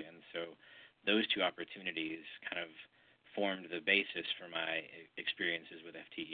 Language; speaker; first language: English; native; English